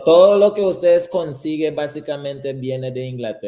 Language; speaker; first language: Spanish; early bilingual, heritage; Spanish